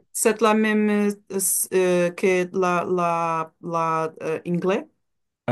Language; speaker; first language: French; non-native, learner; Portuguese